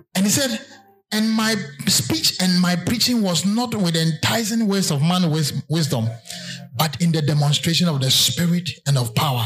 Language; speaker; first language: English; non-native, local second language; Akan